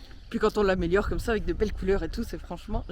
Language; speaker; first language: French; native; French